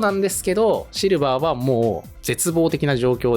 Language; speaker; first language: Japanese; native; Japanese